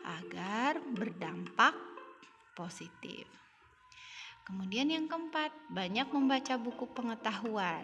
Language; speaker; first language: Indonesian; native; Indonesian